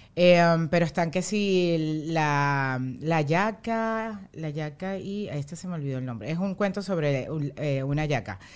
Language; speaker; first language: Spanish; native; Spanish